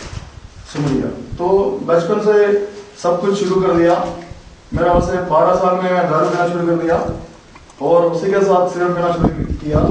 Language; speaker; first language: Hindi; non-native, local second language; Malayalam